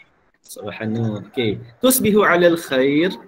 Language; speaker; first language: Arabic; non-native, fluent; Malay